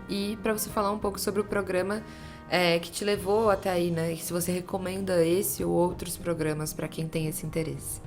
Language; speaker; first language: Portuguese; native; Portuguese